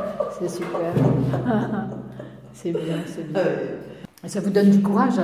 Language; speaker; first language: French; native; French